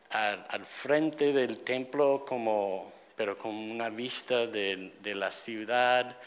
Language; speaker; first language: Spanish; non-native, fluent; English